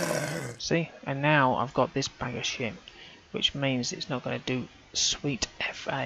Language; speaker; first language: English; native; English